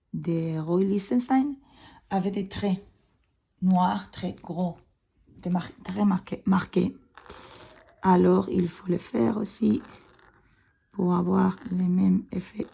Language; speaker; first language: French; non-native, fluent; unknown